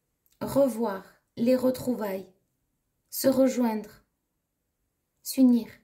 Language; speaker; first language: French; native; French